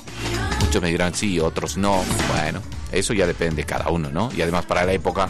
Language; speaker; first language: Spanish; native; Spanish